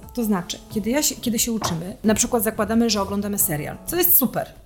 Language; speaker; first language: Polish; native; Polish